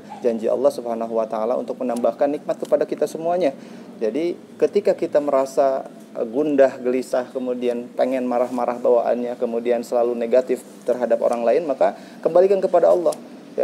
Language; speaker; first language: Indonesian; native; Indonesian